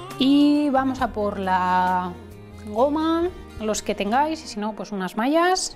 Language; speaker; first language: Spanish; native; Spanish